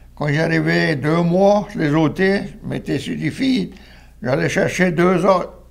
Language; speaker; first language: French; native; French